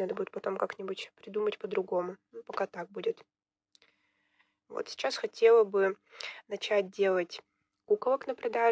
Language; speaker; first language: Russian; native; Russian